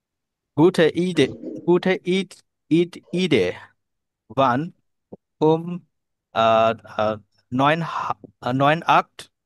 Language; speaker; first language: German; non-native, learner; Bangla